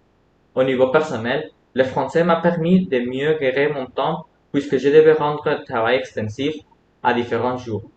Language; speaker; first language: French; non-native, fluent; Spanish